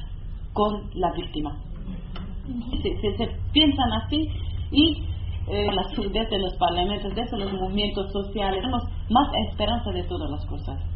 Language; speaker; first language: Spanish; non-native, learner; Kurdish